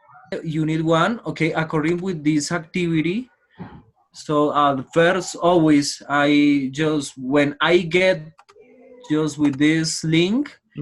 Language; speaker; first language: English; non-native, learner; Spanish